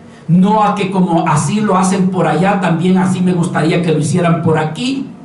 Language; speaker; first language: Spanish; native; Spanish